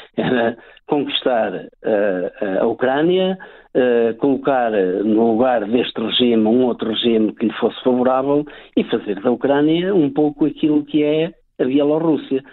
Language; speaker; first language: Portuguese; native; Portuguese